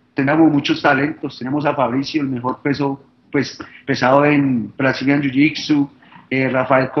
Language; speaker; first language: Spanish; native; Spanish